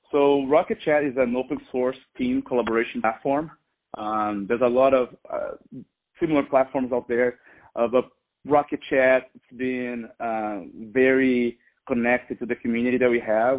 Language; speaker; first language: English; non-native, fluent; Portuguese